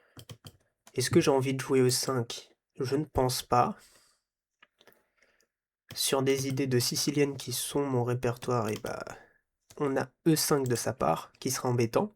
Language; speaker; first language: French; native; French